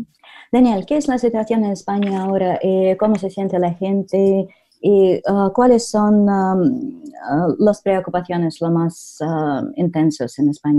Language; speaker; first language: Spanish; non-native, learner; Russian